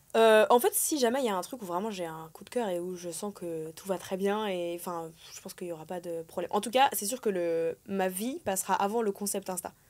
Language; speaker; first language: French; native; French